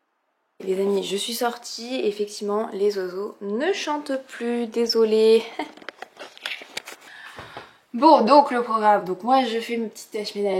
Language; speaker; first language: French; native; French